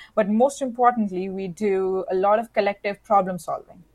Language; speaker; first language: English; non-native, local second language; Hindi